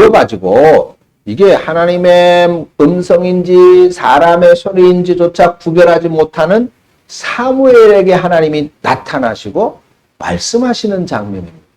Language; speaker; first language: Korean; native; Korean